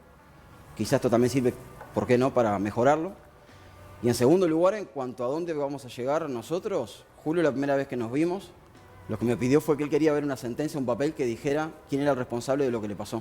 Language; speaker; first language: Spanish; native; Spanish